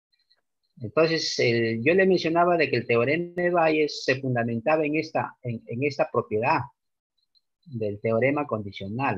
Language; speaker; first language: Spanish; native; Spanish